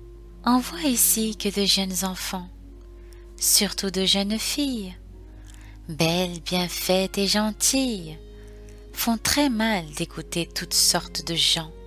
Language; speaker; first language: French; native; French